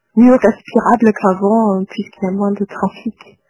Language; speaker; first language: French; non-native, fluent; German